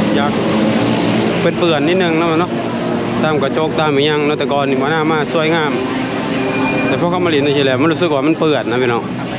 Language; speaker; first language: Thai; native; Thai